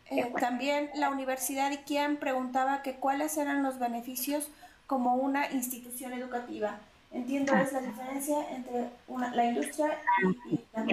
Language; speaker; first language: Spanish; native; Spanish